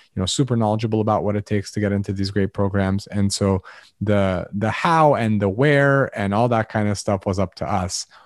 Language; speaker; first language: English; early bilingual, other home language; Arabic